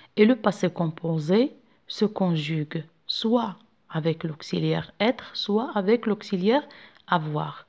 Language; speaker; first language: French; non-native, local second language; Arabic